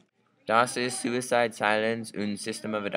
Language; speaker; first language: German; non-native, learner; English